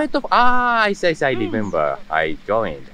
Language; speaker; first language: English; non-native, learner; Japanese